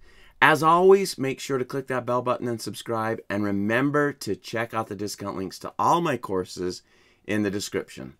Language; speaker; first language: English; native; English